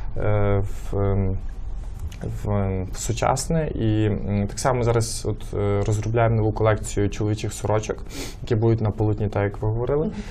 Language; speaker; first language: Ukrainian; native; Ukrainian